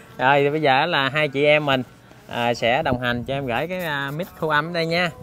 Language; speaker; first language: Vietnamese; native; Vietnamese